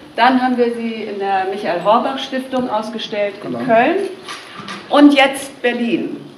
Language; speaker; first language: German; native; German